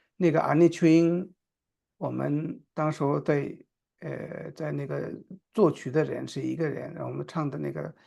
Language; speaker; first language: Chinese; non-native, local second language; Tibetan